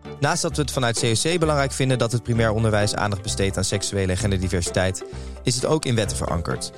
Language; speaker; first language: Dutch; native; Dutch